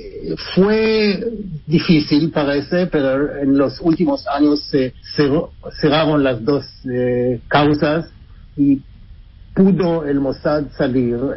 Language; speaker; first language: Spanish; non-native, fluent; Hebrew